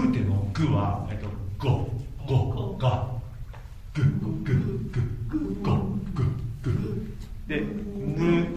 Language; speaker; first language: Japanese; native; Japanese